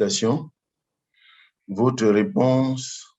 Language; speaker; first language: French; non-native, local second language; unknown